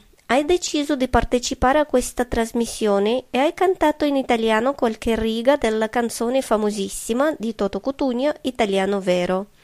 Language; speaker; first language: Italian; non-native, fluent; Russian